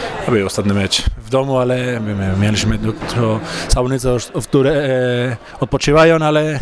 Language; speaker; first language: Polish; non-native, learner; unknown